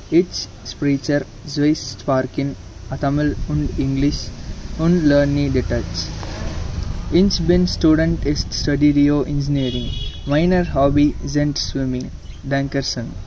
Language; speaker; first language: German; non-native, learner; Tamil